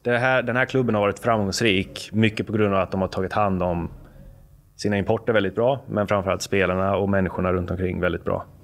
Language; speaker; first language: Swedish; native; Swedish